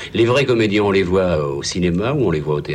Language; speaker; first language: French; native; French